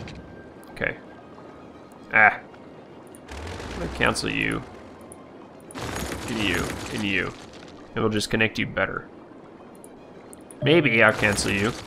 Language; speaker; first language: English; native; English